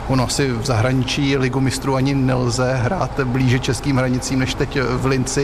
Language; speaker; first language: Czech; native; Czech